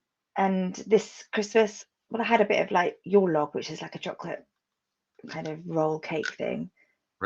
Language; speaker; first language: English; native; English